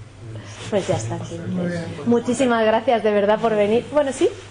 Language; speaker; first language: Spanish; native; Spanish